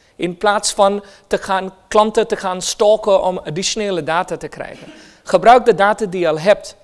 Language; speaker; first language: Dutch; non-native, fluent; Hindi